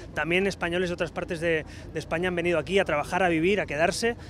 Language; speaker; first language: Spanish; native; Spanish